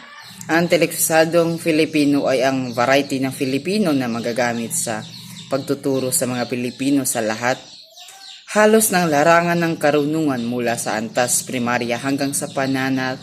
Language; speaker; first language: Filipino; non-native, local second language; Cebuano